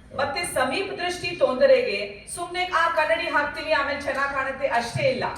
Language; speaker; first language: Kannada; non-native, learner; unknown